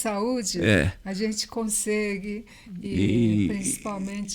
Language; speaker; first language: Portuguese; non-native, learner; Japanese